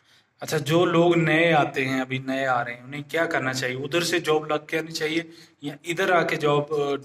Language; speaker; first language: Hindi; native; Hindi